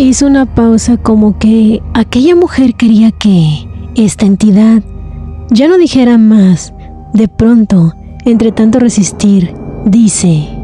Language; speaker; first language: Spanish; native; Spanish